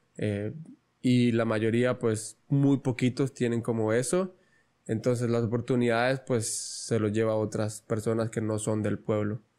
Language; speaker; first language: Spanish; native; Spanish